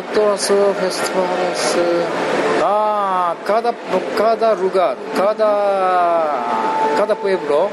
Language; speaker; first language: Spanish; non-native, learner; Japanese